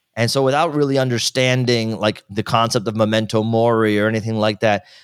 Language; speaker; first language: English; native; English